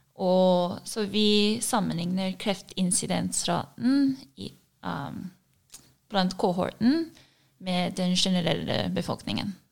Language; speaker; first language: Norwegian; non-native, fluent; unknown